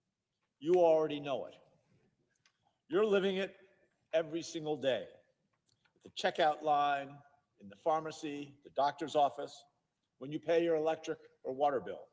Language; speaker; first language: English; native; English